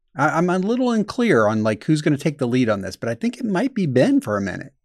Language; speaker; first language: English; native; English